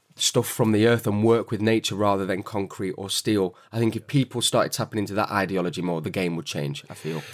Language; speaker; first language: English; native; English